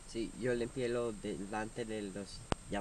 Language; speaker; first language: Spanish; non-native, learner; English